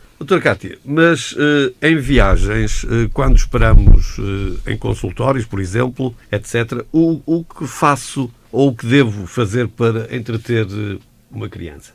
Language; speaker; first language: Portuguese; native; Portuguese